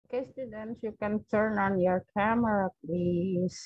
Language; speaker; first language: English; non-native, learner; Indonesian